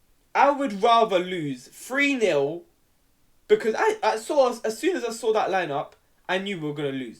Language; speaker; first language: English; native; English